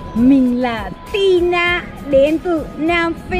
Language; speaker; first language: Vietnamese; non-native, learner; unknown